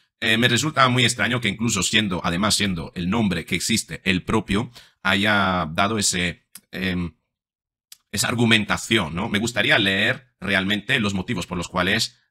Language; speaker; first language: Spanish; non-native, fluent; Italian